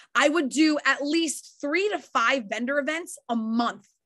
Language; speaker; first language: English; native; English